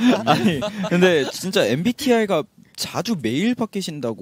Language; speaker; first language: Korean; native; Korean